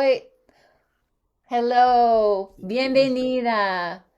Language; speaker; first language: Spanish; non-native, learner; English